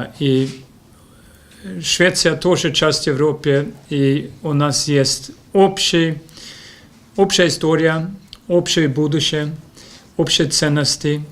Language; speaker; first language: Russian; non-native, fluent; Swedish